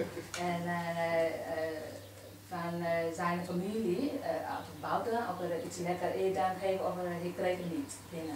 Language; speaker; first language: Dutch; non-native, learner; Burmese